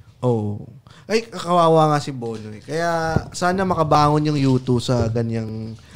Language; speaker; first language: Filipino; native; Filipino